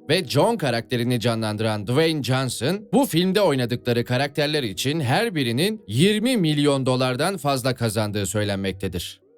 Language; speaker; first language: Turkish; native; Turkish